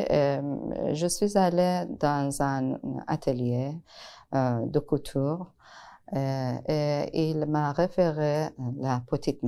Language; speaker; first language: French; non-native, learner; Persian